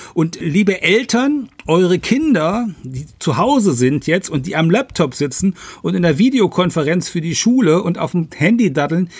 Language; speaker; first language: German; native; German